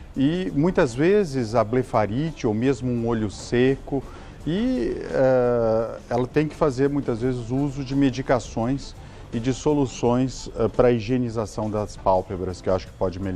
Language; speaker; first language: Portuguese; native; Portuguese